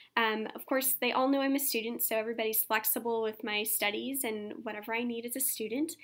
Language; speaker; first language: English; native; English